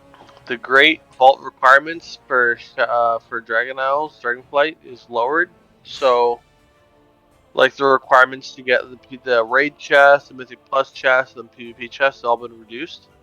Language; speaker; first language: English; native; English